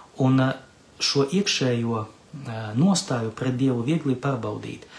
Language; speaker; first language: Latvian; non-native, local second language; Russian